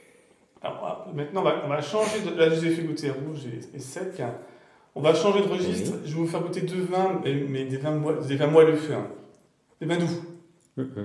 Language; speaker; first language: French; native; French